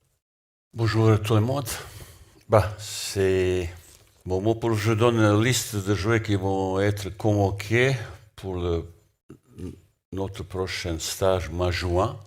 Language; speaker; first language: French; non-native, learner; Bosnian